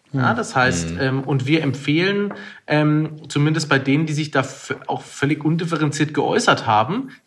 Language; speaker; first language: German; native; German